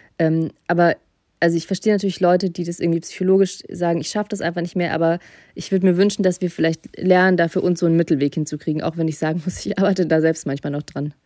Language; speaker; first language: German; early bilingual, other home language; Russian